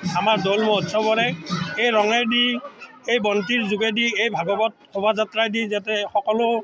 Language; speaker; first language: Assamese; native; Assamese